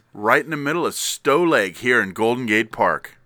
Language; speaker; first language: English; early bilingual, other home language; Italian